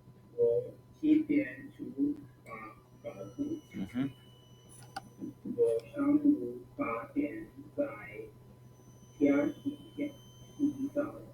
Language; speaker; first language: Chinese; non-native, learner; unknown